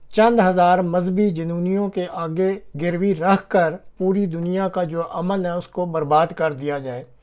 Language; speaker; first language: Urdu; non-native, local second language; Punjabi